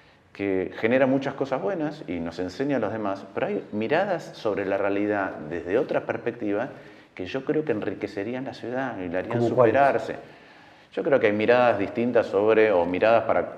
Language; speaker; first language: Spanish; native; Spanish